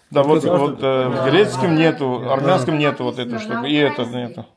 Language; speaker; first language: Russian; non-native, fluent; Armenian